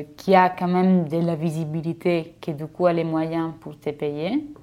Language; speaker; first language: French; non-native, fluent; Italian